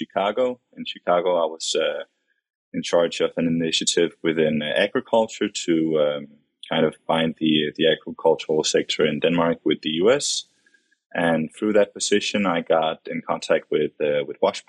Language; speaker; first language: English; non-native, fluent; Danish